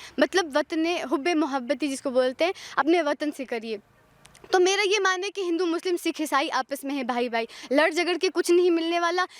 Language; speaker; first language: Hindi; non-native, local second language; Pahari-Potwari